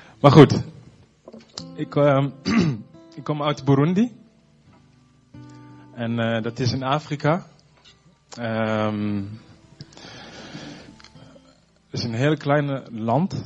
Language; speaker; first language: Dutch; non-native, fluent; Rundi